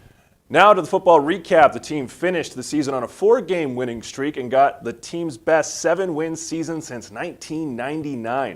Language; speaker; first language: English; native; English